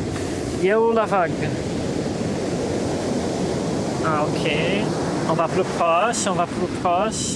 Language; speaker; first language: French; non-native, fluent; Portuguese